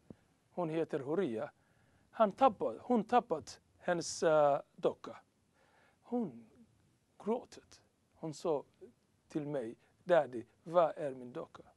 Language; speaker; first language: Swedish; non-native, learner; Somali